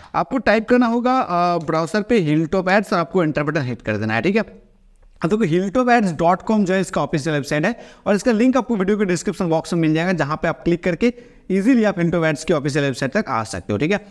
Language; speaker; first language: Hindi; non-native, local second language; Bangla